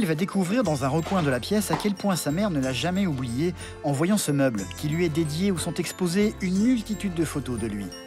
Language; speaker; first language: French; native; French